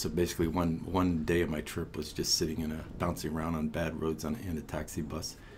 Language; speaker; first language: English; native; English